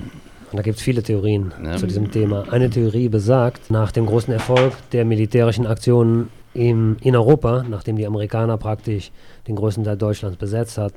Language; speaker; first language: German; native; German